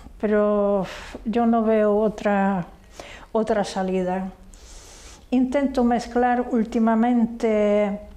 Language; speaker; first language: Spanish; non-native, fluent; Hungarian